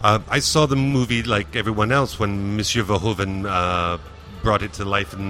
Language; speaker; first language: English; native; English